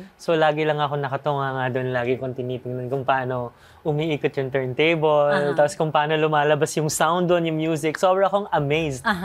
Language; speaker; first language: Filipino; native; Filipino